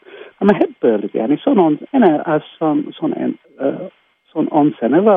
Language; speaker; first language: Turkish; non-native, fluent; English